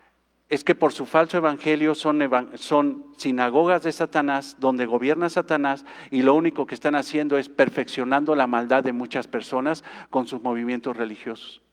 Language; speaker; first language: Spanish; native; Spanish